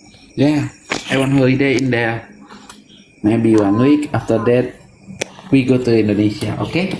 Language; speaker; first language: English; non-native, learner; Indonesian